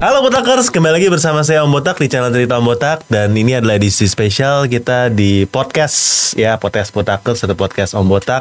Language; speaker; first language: Indonesian; native; Indonesian